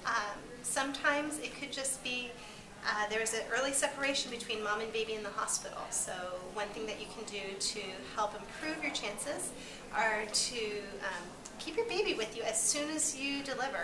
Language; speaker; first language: English; native; English